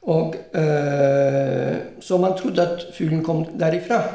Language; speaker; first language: Norwegian; non-native, fluent; Italian